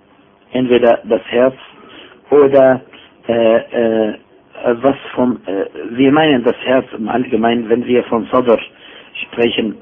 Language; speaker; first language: German; non-native, fluent; Arabic